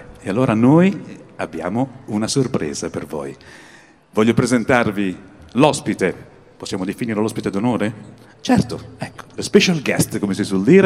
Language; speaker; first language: Italian; native; Italian